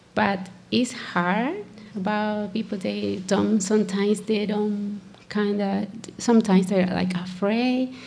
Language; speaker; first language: English; non-native, fluent; Spanish